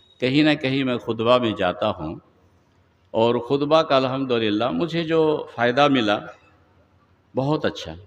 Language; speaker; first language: Urdu; non-native, local second language; Bangla